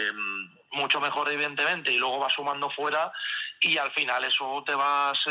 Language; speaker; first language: Spanish; native; Spanish